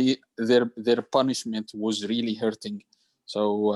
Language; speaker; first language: English; non-native, learner; Arabic